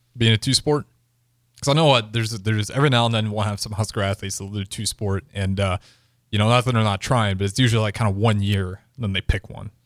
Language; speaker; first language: English; native; English